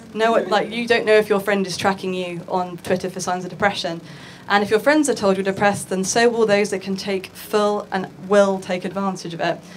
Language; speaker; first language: English; native; English